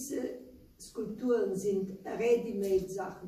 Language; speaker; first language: German; non-native, learner; Slovenian